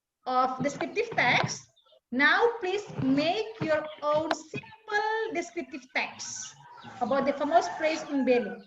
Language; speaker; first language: English; non-native, fluent; Indonesian